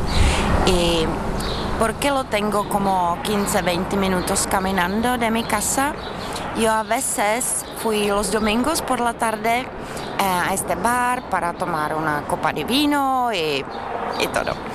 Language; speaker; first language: Spanish; non-native, learner; Czech